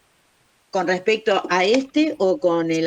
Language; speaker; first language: Spanish; native; Spanish